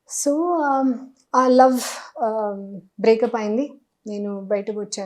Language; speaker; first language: Telugu; non-native, local second language; Hindi